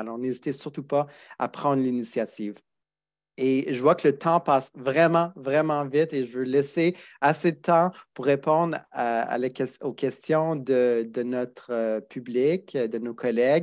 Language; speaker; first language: French; native; French